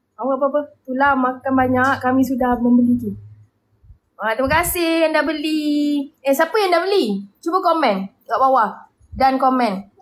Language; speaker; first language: Malay; native; Malay